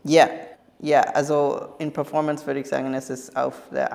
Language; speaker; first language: German; non-native, learner; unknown